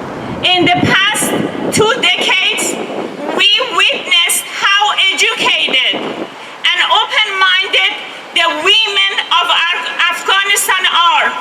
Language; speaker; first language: English; non-native, fluent; Persian